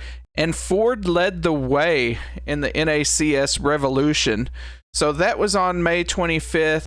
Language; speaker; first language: English; native; English